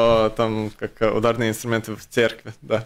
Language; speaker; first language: Russian; non-native, local second language; Latvian